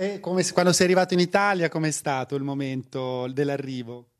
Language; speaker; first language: Italian; native; Italian